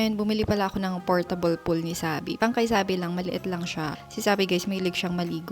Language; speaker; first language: Filipino; native; Filipino